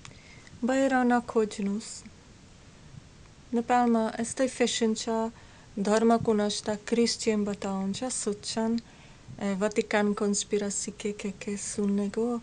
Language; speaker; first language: Nepali; non-native, learner; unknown